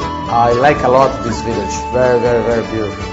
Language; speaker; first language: English; non-native, fluent; Portuguese